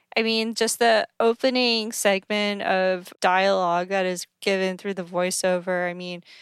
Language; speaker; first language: English; native; English